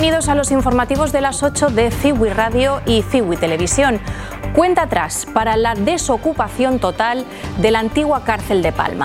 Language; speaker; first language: Spanish; native; Spanish